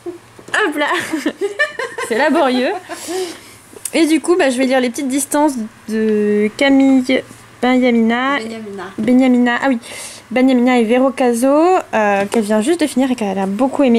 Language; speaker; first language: French; native; French